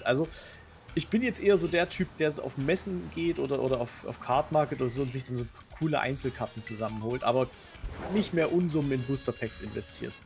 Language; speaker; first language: German; native; German